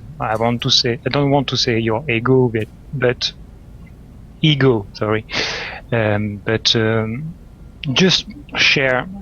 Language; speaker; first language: English; non-native, learner; French